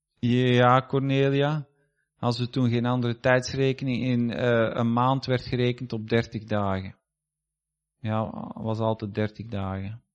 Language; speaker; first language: Dutch; native; Dutch